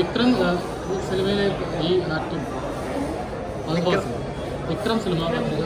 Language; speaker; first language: Tamil; non-native, learner; Malayalam